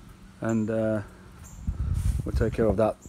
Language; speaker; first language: English; non-native, fluent; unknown